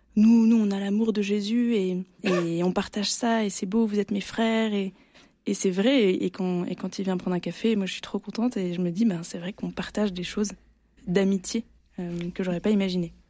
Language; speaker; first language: French; native; French